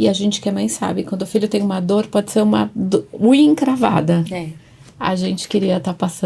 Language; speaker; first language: Portuguese; native; Portuguese